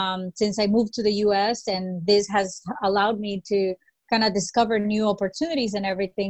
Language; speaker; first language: English; early bilingual, other home language; Spanish